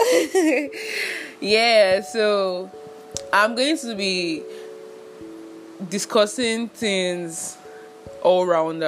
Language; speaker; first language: English; non-native, local second language; Igbo